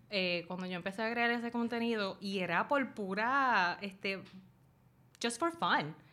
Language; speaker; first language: Spanish; early bilingual, other home language; Chinese